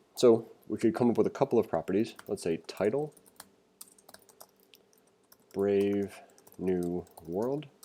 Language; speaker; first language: English; native; English